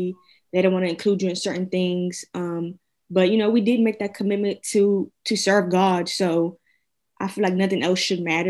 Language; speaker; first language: English; native; English